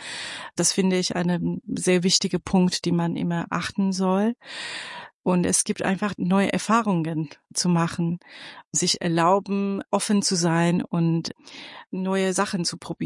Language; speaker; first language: German; non-native, fluent; Persian